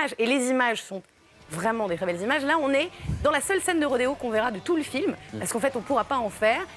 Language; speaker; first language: French; native; French